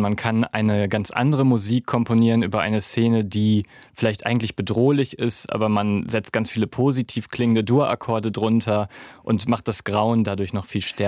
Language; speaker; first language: German; native; German